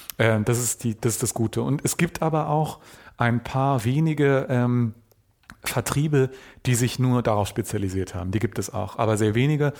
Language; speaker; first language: German; native; German